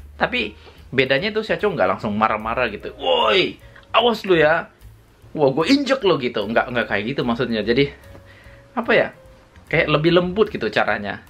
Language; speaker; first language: Indonesian; native; Indonesian